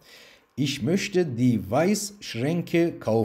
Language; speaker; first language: German; non-native, fluent; Turkish